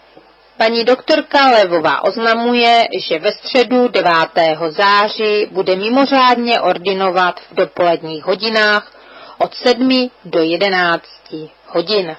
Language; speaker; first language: Czech; native; Czech